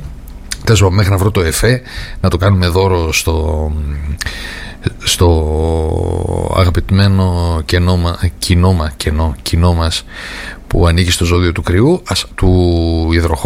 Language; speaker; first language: Greek; native; Greek